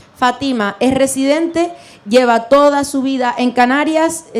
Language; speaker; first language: Spanish; non-native, fluent; Arabic